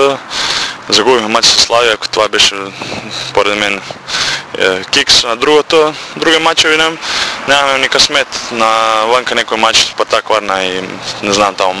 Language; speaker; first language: Bulgarian; non-native, learner; Croatian